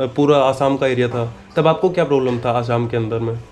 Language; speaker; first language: Hindi; native; Hindi